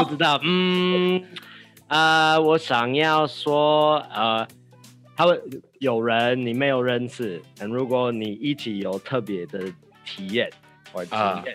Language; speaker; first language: Chinese; non-native, learner; English